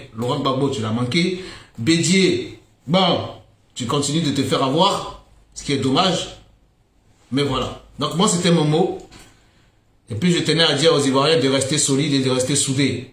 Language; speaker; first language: French; native; French